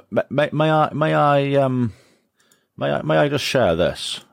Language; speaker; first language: English; native; English